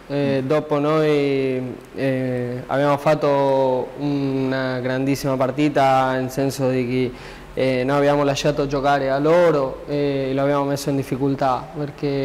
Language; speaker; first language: Italian; non-native, learner; Spanish